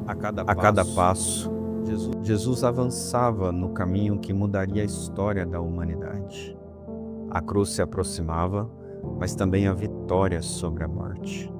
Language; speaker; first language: Portuguese; native; Portuguese